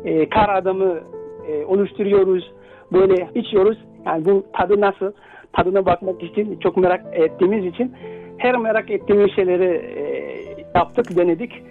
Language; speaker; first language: Turkish; non-native, fluent; Indonesian